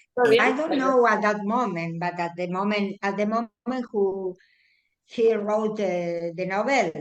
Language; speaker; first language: English; non-native, learner; Spanish